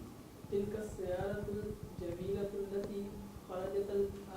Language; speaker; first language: Arabic; non-native, learner; Urdu